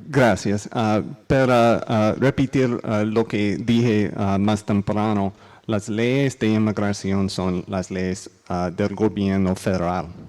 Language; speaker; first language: Spanish; non-native, learner; English